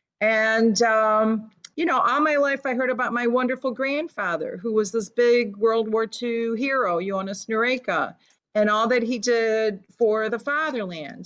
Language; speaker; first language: English; early bilingual, other home language; Lithuanian